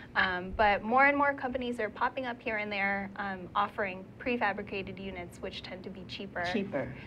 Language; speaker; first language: English; native; English